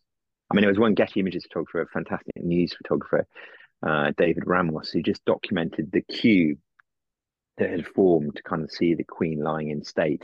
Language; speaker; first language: English; native; English